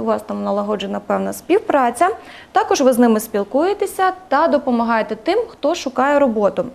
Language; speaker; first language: Ukrainian; native; Ukrainian